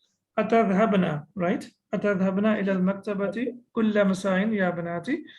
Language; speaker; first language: Arabic; non-native, fluent; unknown